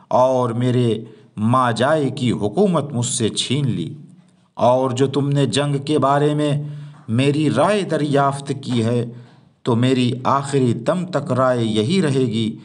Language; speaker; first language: Hindi; native; Hindi